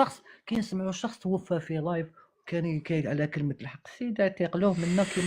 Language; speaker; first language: Arabic; native; Arabic